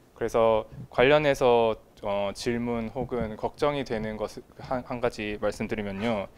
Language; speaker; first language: Korean; native; Korean